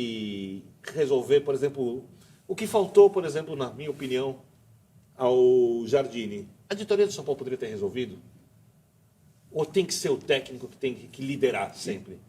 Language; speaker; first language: Portuguese; native; Portuguese